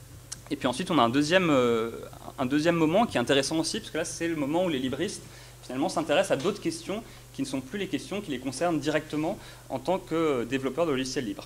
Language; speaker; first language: French; native; French